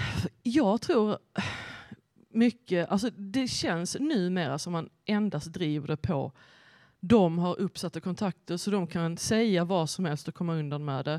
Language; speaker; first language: Swedish; native; Swedish